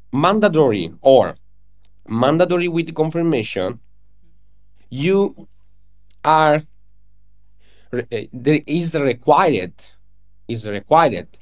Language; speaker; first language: English; non-native, learner; Italian